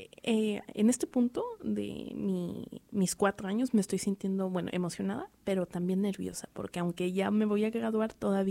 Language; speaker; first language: Spanish; early bilingual, heritage; Spanish